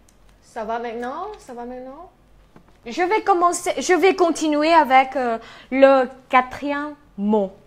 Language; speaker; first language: French; non-native, fluent; Thai